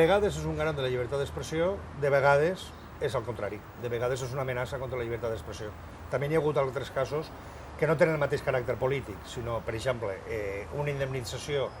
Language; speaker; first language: Catalan; native; Catalan